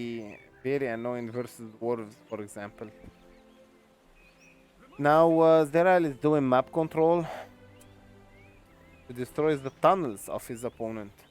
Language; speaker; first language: English; non-native, fluent; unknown